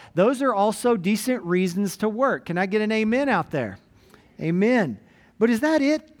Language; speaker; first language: English; native; English